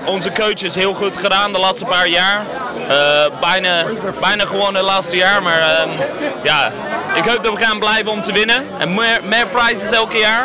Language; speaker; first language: Dutch; non-native, learner; English